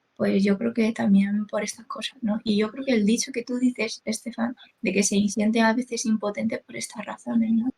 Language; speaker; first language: Spanish; early bilingual, other home language; Chinese